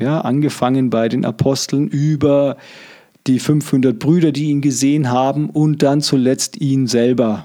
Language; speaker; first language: German; native; German